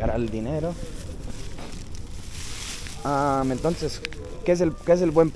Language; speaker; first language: Spanish; non-native, fluent; English